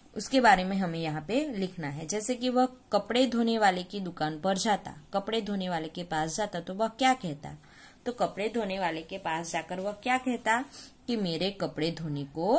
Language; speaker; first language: Hindi; non-native, local second language; Gujarati